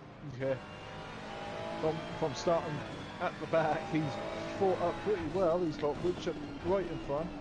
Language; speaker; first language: English; native; English